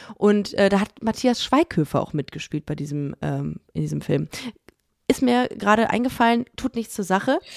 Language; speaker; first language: German; native; German